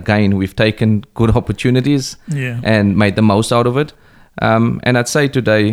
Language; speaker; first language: English; native; English